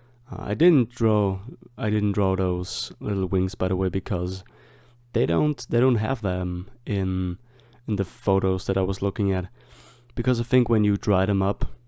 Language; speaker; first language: English; non-native, fluent; German